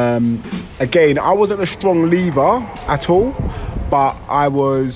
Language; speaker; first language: English; native; English